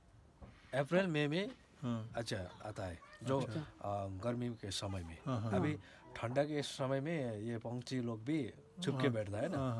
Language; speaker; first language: Hindi; non-native, local second language; Nepali